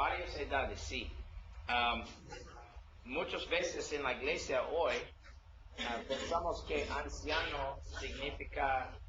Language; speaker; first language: Spanish; non-native, learner; English